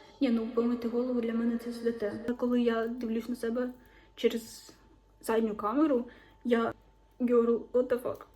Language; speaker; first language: Ukrainian; non-native, local second language; Russian